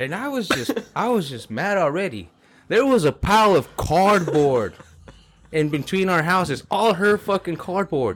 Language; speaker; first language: English; early bilingual, other home language; Spanish